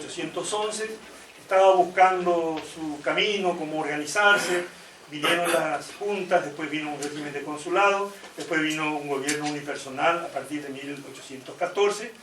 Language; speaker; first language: Spanish; native; Spanish